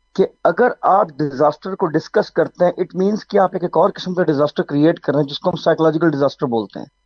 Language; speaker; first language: Urdu; non-native, local second language; Saraiki